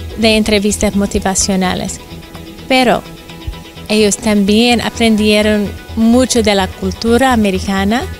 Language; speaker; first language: Spanish; non-native, fluent; English